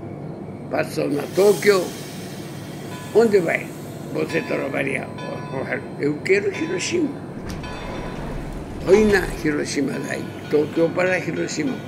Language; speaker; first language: Portuguese; non-native, learner; Japanese